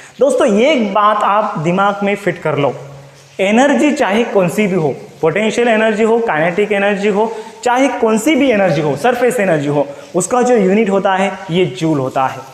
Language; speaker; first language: Hindi; non-native, local second language; Marathi